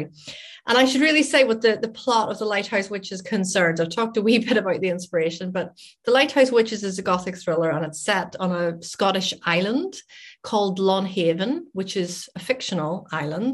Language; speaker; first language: English; native; English